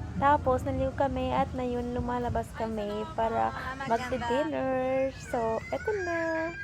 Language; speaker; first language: Filipino; non-native, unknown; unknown